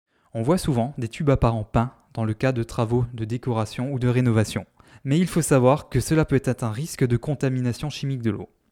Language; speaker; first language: French; native; French